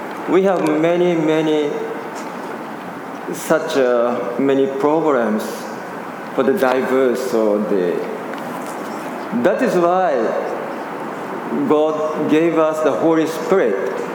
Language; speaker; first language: English; non-native, fluent; Japanese